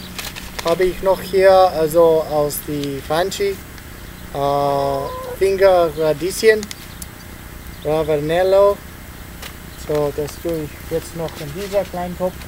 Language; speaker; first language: German; non-native, learner; Italian